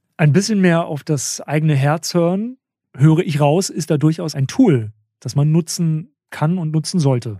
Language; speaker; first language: German; native; German